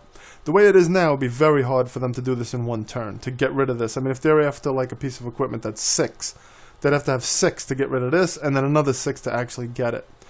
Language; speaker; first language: English; native; English